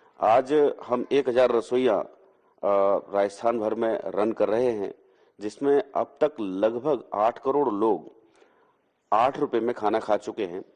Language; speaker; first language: Hindi; native; Hindi